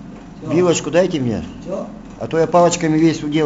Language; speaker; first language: Russian; native; Russian